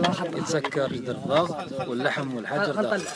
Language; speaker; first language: Arabic; native; Arabic